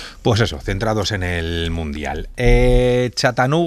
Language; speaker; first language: Spanish; native; Spanish